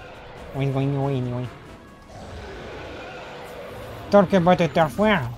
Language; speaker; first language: English; non-native, fluent; French